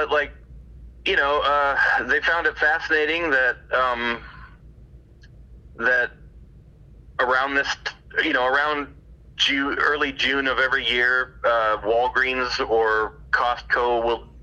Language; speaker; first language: English; native; English